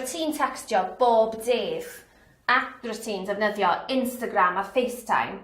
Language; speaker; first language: Welsh; non-native, learner; English